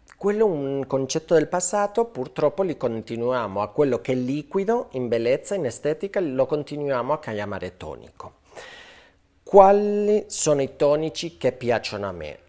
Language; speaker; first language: Italian; non-native, fluent; Spanish